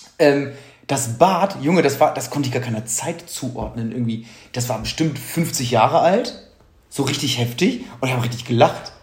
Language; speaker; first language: German; native; German